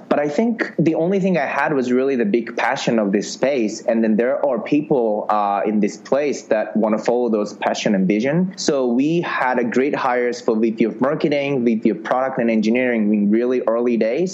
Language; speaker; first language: English; non-native, fluent; Japanese